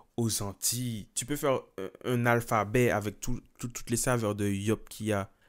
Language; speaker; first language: French; native; French